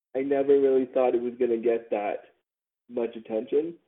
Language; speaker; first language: English; native; English